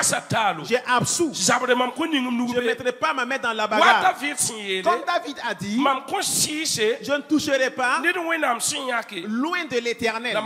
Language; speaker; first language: French; non-native, local second language; Mossi